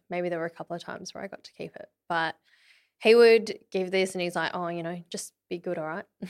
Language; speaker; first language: English; early bilingual, other home language; Vietnamese